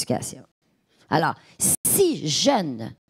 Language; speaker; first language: French; native; French